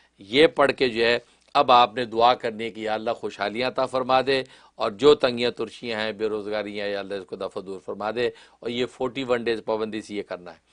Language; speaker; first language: Urdu; native; Urdu